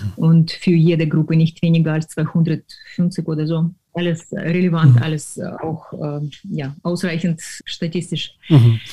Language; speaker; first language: German; non-native, fluent; Ukrainian